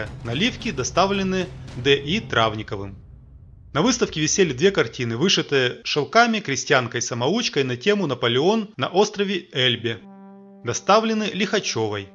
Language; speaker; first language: Russian; native; Russian